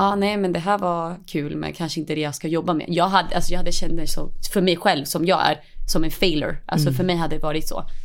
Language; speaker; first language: Swedish; early bilingual, other home language; Spanish